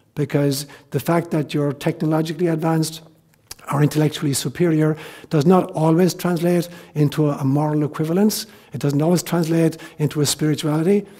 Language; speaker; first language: English; native; English